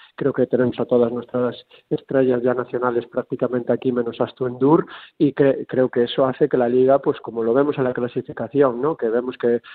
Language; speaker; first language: Spanish; native; Spanish